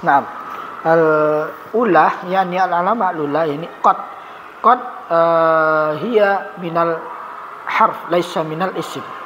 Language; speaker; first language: Arabic; non-native, fluent; Indonesian